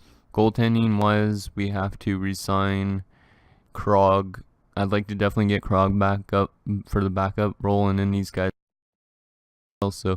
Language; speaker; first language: English; native; English